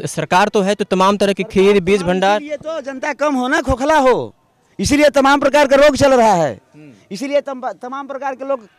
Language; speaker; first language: Hindi; native; Hindi